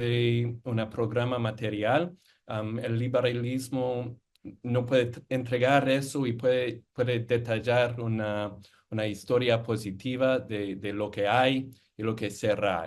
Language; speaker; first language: Spanish; non-native, fluent; English